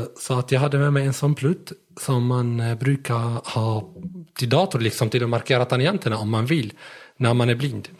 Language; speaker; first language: Swedish; non-native, fluent; Arabic